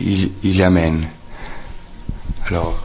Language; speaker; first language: French; non-native, fluent; Spanish